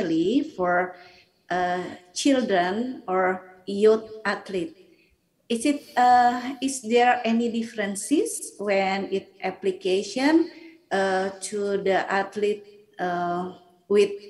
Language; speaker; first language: English; non-native, learner; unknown